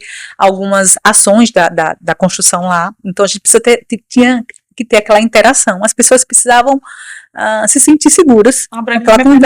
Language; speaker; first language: Portuguese; native; Portuguese